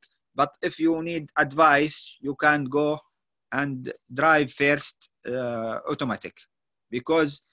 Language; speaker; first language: English; non-native, learner; Arabic